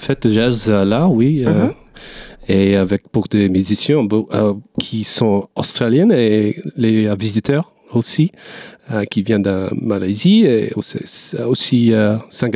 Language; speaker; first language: French; non-native, learner; English